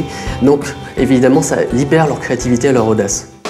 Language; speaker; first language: French; native; French